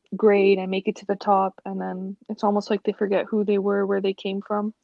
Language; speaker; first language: English; native; English